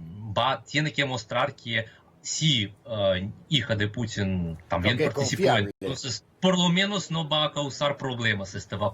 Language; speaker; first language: Spanish; non-native, fluent; Russian